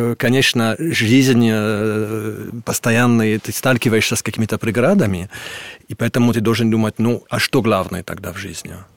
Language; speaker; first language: Russian; non-native, fluent; French